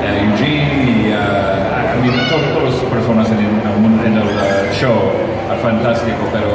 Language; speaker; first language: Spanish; non-native, learner; English